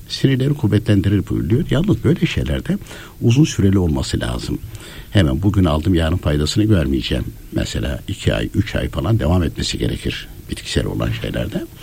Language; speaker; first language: Turkish; native; Turkish